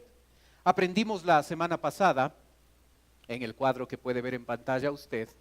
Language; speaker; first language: Spanish; native; Spanish